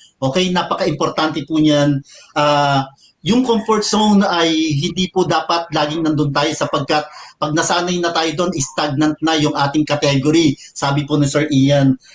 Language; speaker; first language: Filipino; native; Filipino